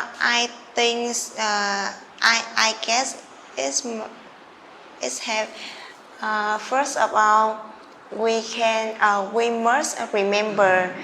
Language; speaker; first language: English; non-native, learner; Vietnamese